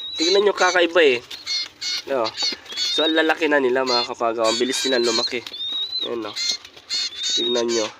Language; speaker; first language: Filipino; native; Filipino